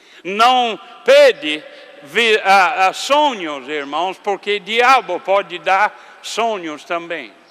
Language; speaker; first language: Portuguese; non-native, fluent; English